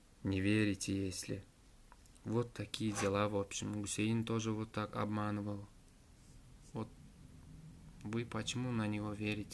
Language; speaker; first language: Russian; non-native, learner; Turkmen